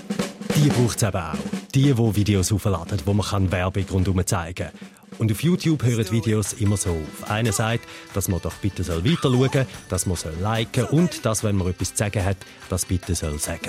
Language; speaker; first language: German; native; German